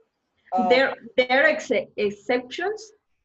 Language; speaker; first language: English; non-native, learner; Spanish